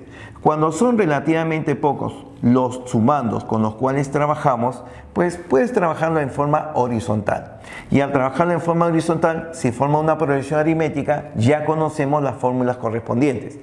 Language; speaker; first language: Spanish; native; Spanish